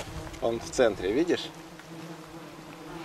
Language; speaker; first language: Russian; native; Russian